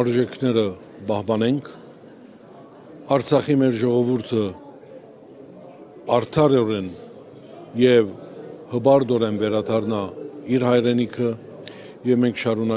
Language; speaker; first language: Armenian; early bilingual, heritage; Armenian